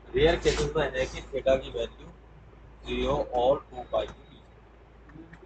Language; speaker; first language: Hindi; native; Hindi